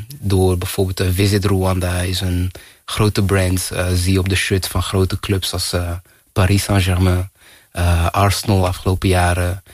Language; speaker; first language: Dutch; early bilingual, other home language; Kinyarwanda